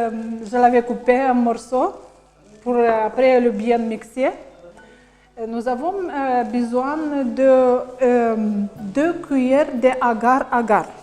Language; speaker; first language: French; non-native, learner; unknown